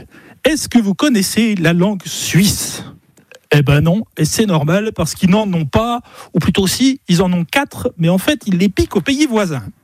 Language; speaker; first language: French; native; French